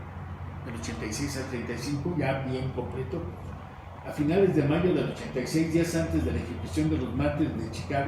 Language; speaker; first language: Spanish; native; Spanish